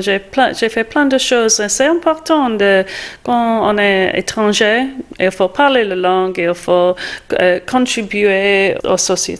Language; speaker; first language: French; non-native, fluent; English